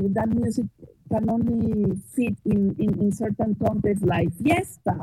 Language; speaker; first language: English; non-native, fluent; Spanish